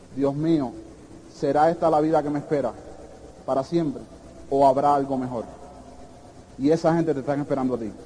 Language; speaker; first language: Spanish; early bilingual, heritage; Spanish